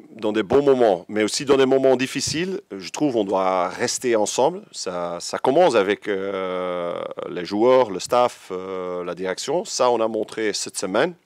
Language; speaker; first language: French; non-native, local second language; Dutch